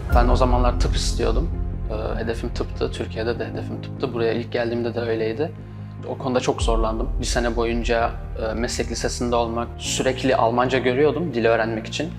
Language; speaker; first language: Turkish; native; Turkish